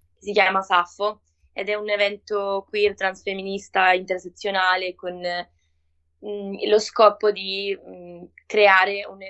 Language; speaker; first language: Italian; non-native, fluent; Spanish